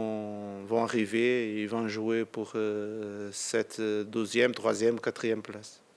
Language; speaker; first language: French; non-native, learner; Portuguese